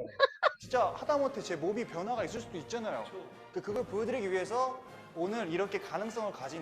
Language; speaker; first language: Korean; native; Korean